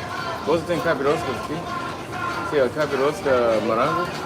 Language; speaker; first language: Portuguese; non-native, learner; English